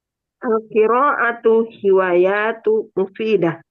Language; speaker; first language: Arabic; non-native, learner; Indonesian